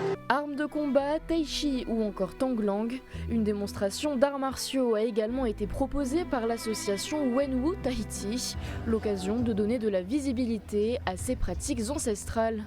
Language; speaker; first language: French; native; French